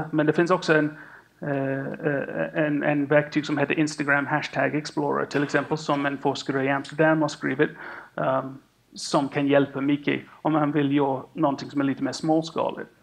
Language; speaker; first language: Swedish; non-native, fluent; English